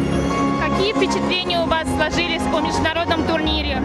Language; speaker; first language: Russian; native; Russian